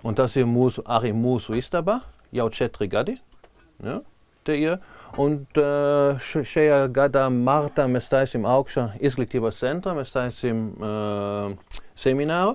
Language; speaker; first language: Latvian; non-native, learner; German